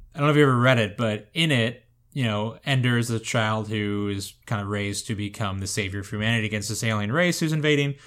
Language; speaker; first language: English; native; English